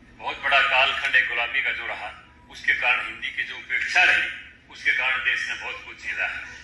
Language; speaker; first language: Hindi; native; Hindi